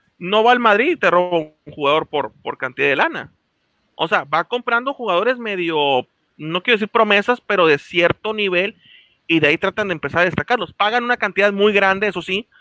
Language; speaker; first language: Spanish; native; Spanish